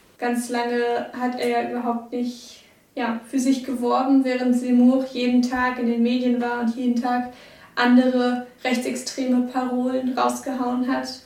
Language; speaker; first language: German; native; German